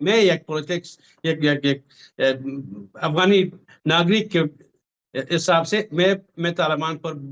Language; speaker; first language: Hindi; non-native, fluent; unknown